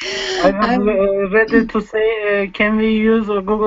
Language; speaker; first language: English; non-native, learner; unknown